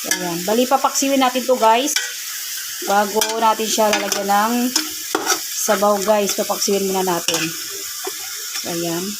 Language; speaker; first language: Filipino; non-native, local second language; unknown